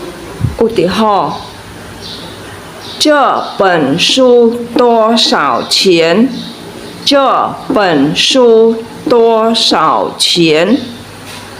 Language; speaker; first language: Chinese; non-native, fluent; Khmer